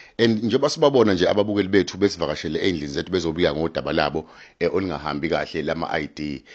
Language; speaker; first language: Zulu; native; Zulu